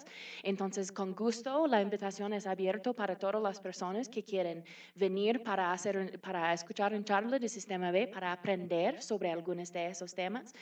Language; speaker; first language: Spanish; non-native, fluent; English